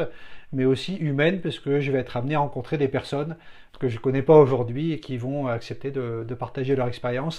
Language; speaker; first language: French; native; French